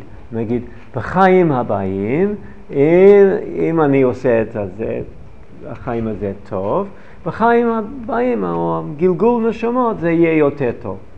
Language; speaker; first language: Hebrew; non-native, fluent; English